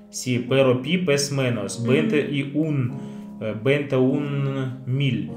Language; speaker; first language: Spanish; non-native, learner; Russian